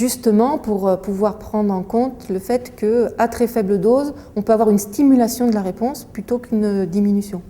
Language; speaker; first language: French; native; French